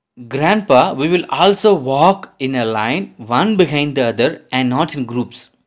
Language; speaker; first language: English; non-native, local second language; Tamil